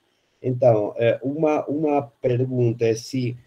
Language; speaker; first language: Portuguese; non-native, fluent; Spanish